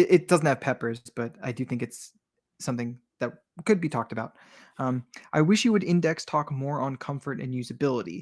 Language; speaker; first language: English; native; English